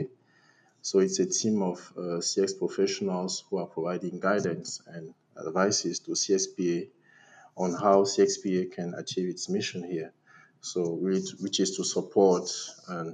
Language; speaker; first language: English; non-native, local second language; French